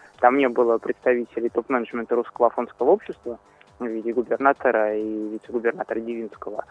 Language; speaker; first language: Russian; native; Russian